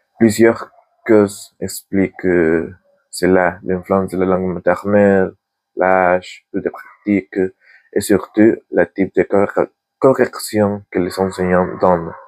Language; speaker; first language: French; non-native, learner; Spanish